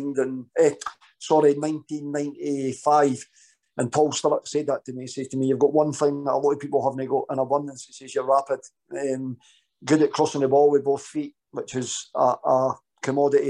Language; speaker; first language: English; native; English